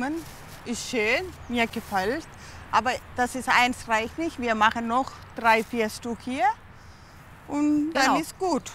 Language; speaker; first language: German; non-native, learner; Tamil